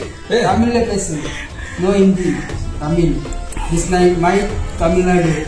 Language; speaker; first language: Tamil; non-native, fluent; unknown